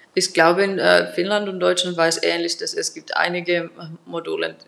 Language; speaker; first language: German; non-native, fluent; Finnish